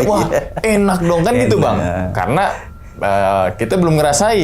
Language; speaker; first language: Indonesian; native; Indonesian